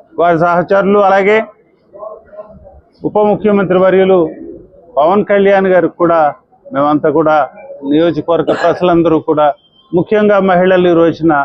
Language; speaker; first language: Telugu; native; Telugu